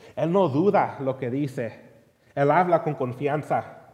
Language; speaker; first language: Spanish; early bilingual, heritage; Spanish